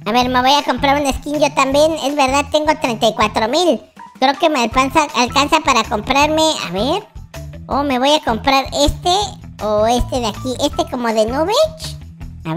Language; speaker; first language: Spanish; native; Spanish